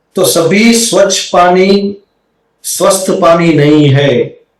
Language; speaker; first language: Hindi; non-native, local second language; Gujarati